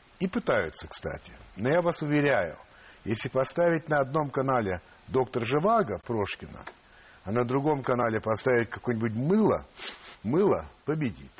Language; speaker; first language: Russian; non-native, fluent; French